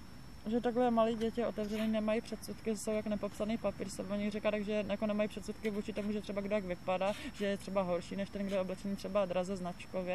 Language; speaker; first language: Czech; native; Czech